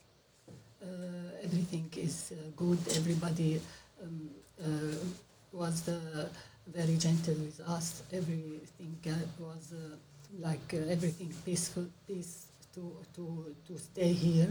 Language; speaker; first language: English; non-native, learner; Arabic